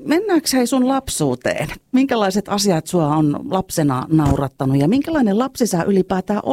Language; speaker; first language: Finnish; native; Finnish